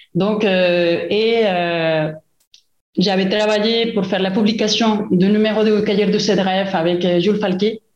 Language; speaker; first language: French; non-native, fluent; Spanish